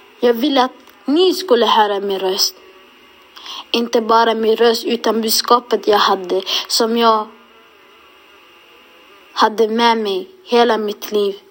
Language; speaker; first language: Swedish; non-native, local second language; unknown